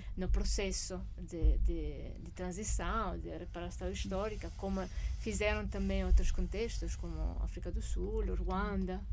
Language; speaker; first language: Portuguese; non-native, fluent; Italian